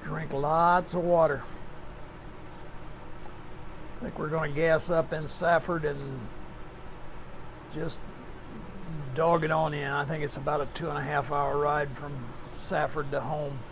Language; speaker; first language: English; native; English